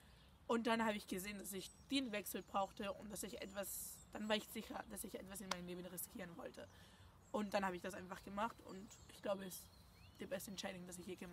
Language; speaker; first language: German; non-native, fluent; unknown